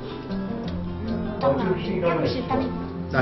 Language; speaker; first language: Chinese; non-native, local second language; Uyghur